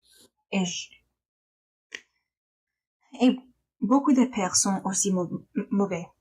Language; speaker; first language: French; non-native, learner; English